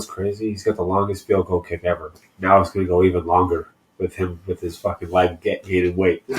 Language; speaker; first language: English; native; English